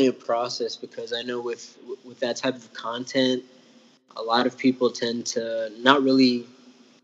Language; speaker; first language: English; native; English